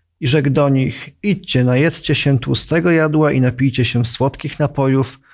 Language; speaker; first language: Polish; native; Polish